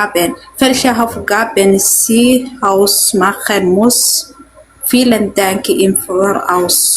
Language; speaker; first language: German; non-native, learner; Somali